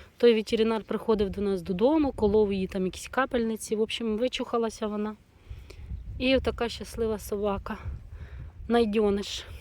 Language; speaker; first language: Ukrainian; non-native, local second language; Russian